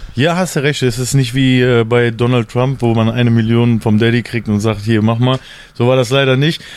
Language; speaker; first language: German; native; German